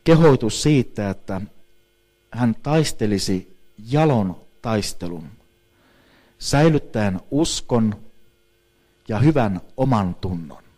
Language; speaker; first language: Finnish; native; Finnish